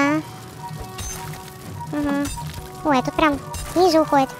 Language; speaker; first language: Russian; native; Russian